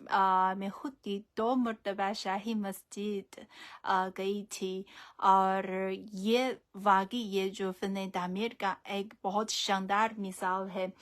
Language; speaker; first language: Hindi; non-native, fluent; Chinese